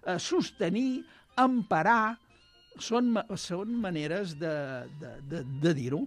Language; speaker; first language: Catalan; native; Catalan